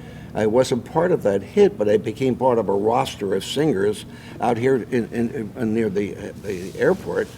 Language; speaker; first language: English; native; English